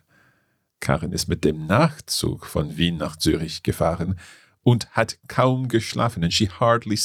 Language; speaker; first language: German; non-native, learner; English